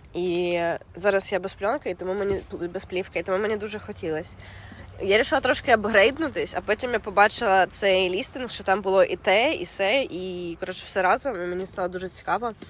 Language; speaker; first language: Ukrainian; native; Ukrainian